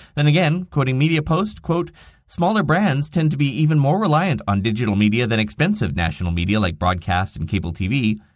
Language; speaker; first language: English; native; English